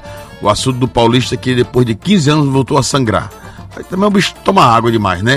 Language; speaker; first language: Portuguese; native; Portuguese